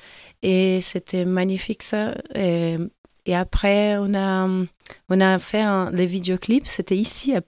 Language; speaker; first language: French; non-native, fluent; Portuguese